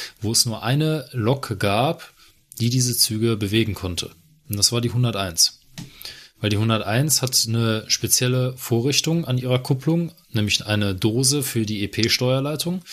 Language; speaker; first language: German; native; German